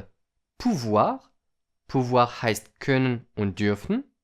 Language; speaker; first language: German; non-native, fluent; French